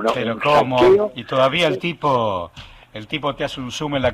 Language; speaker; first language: Spanish; native; Spanish